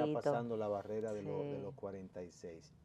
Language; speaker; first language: Spanish; native; Spanish